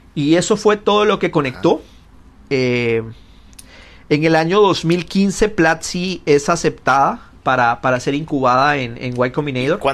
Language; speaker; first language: Spanish; native; Spanish